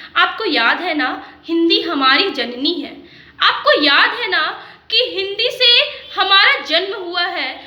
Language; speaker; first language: Hindi; native; Hindi